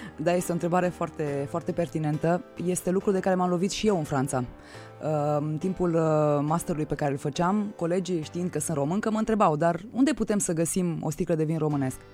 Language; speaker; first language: Romanian; native; Romanian